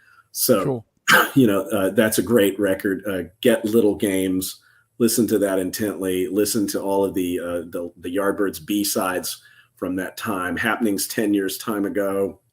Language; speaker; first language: English; native; English